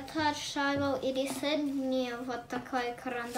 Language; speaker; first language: Russian; early bilingual, heritage; Russian